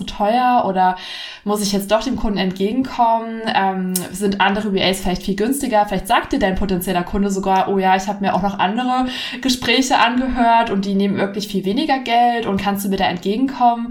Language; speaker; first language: German; native; German